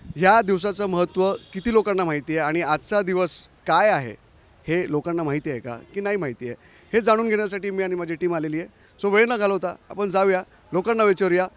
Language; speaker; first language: Marathi; native; Marathi